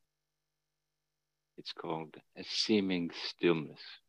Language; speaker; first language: English; native; English